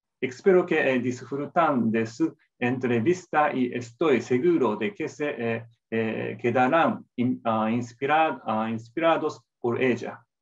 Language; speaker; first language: Spanish; non-native, fluent; Japanese